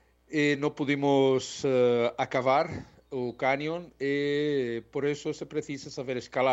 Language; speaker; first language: Portuguese; non-native, learner; Spanish